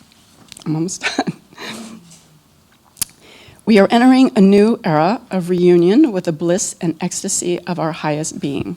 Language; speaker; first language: English; native; English